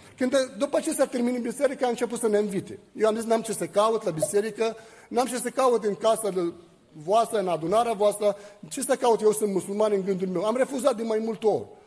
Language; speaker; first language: Romanian; non-native, fluent; Arabic